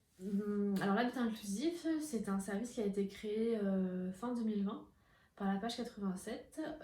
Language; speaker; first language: French; native; French